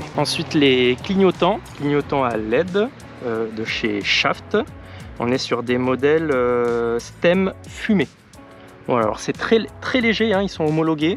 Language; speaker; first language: French; native; French